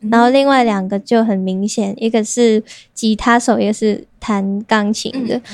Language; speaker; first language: Chinese; non-native, local second language; Cantonese